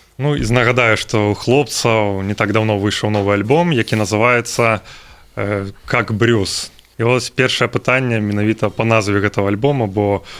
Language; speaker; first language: Belarusian; non-native, local second language; Russian